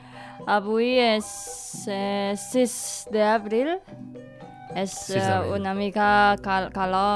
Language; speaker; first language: Catalan; non-native, learner; Indonesian